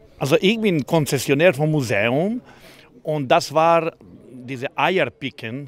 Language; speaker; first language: German; non-native, fluent; Croatian